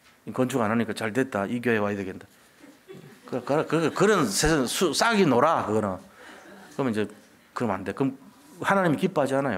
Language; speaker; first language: Korean; native; Korean